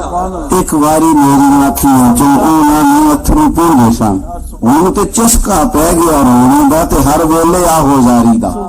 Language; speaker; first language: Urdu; non-native, local second language; Punjabi